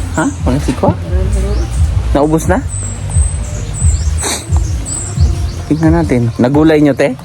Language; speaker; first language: Filipino; native; Filipino